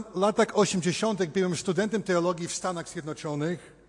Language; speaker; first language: Polish; early bilingual, heritage; Polish